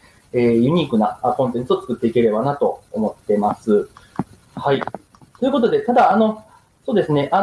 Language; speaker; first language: Japanese; native; Japanese